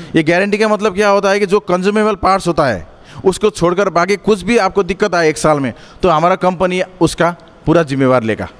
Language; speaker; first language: Hindi; non-native, fluent; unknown